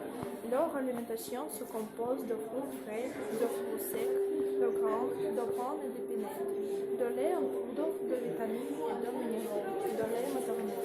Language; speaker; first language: French; non-native, learner; Russian